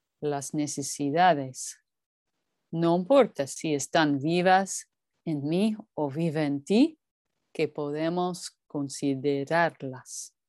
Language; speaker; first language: Spanish; non-native, fluent; English